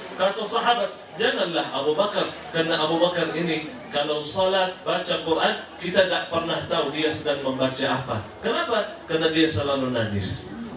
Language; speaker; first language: Malay; non-native, fluent; Arabic